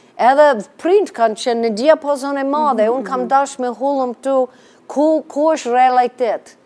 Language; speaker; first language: Albanian; non-native, fluent; English